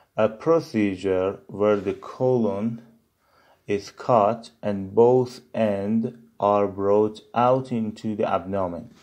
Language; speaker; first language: English; non-native, fluent; Persian